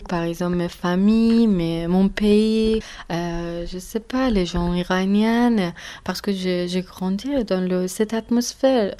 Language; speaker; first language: French; non-native, learner; Persian